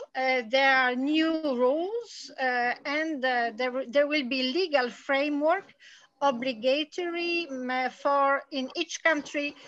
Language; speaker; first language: English; non-native, fluent; Polish